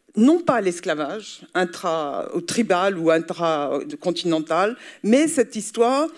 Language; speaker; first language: French; native; French